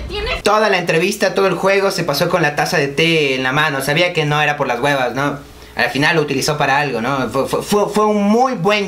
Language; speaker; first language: Spanish; native; Spanish